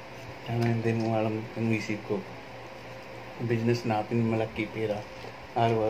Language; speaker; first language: Filipino; non-native, learner; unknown